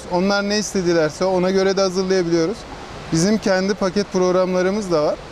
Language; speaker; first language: Turkish; native; Turkish